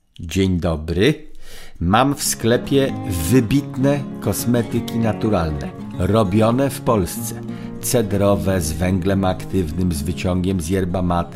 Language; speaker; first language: Polish; native; Polish